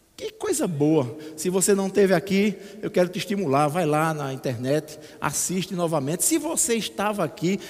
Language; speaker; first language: Portuguese; native; Portuguese